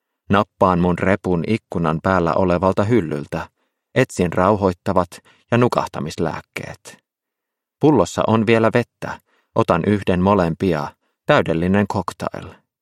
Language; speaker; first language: Finnish; native; Finnish